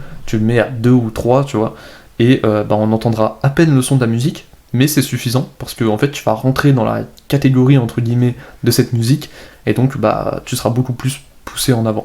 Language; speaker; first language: French; native; French